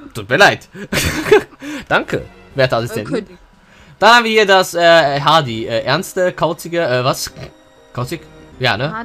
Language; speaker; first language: German; native; German